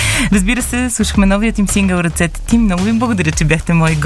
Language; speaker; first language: Bulgarian; native; Bulgarian